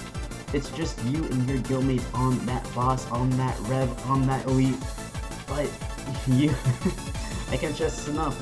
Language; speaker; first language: English; native; English